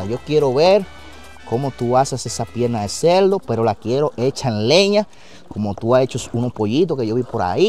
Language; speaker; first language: Spanish; native; Spanish